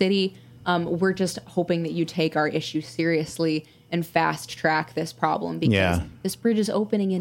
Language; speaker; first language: English; native; English